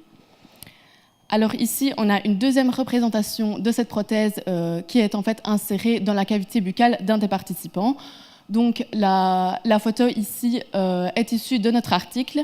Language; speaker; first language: French; native; French